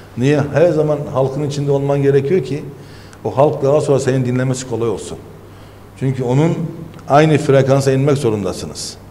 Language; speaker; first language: Turkish; native; Turkish